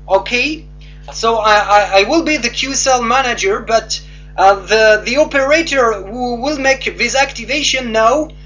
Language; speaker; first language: English; non-native, learner; French